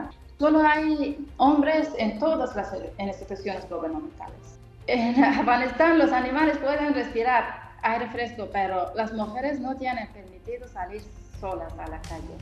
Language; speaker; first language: Spanish; non-native, fluent; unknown